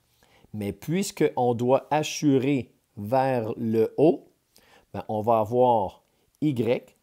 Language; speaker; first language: French; native; French